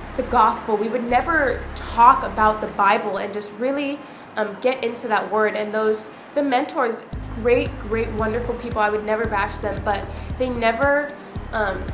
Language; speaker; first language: English; native; English